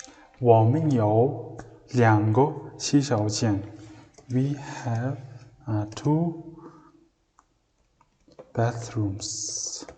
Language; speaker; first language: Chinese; non-native, learner; Mongolian